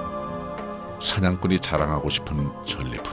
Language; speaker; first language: Korean; native; Korean